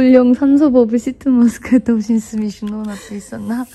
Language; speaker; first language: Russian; non-native, learner; Korean